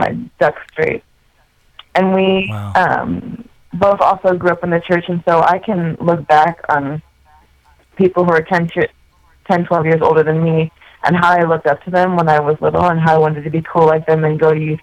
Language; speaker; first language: English; native; English